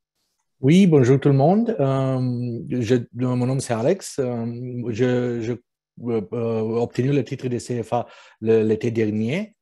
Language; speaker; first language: French; non-native, fluent; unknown